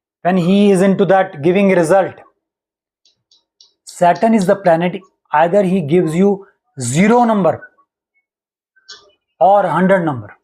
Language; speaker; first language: English; non-native, local second language; Hindi